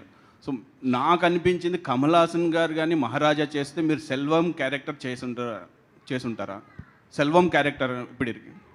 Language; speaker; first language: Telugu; non-native, learner; Tamil